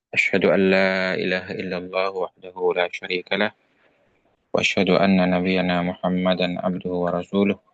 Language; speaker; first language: Arabic; non-native, fluent; Indonesian